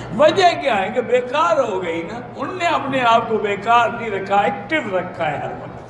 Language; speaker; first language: Urdu; native; Urdu